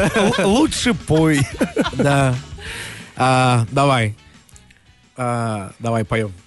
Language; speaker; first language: Russian; native; Russian